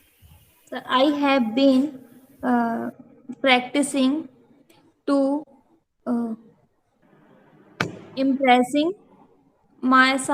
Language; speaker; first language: English; non-native, learner; Hindi